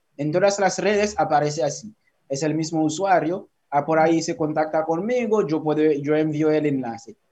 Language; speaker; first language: Spanish; non-native, fluent; Haitian Creole